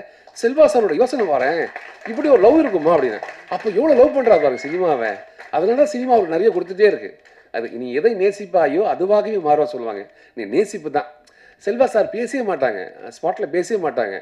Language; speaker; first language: Tamil; native; Tamil